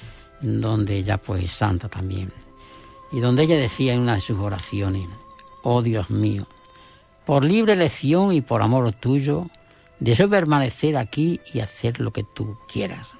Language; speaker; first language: Spanish; native; Spanish